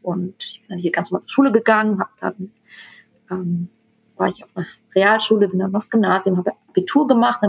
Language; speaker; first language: German; early bilingual, other home language; Tamil